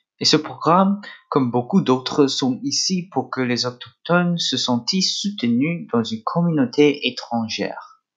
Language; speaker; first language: French; non-native, local second language; English